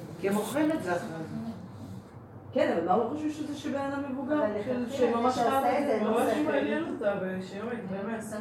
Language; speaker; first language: Hebrew; native; Hebrew